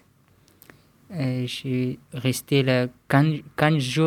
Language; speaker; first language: French; non-native, learner; Pashto